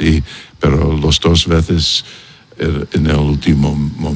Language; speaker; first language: Spanish; non-native, learner; English